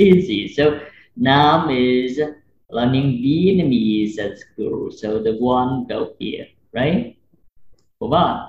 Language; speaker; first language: English; non-native, fluent; Vietnamese